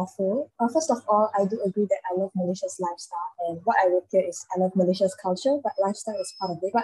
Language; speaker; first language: English; non-native, local second language; Chinese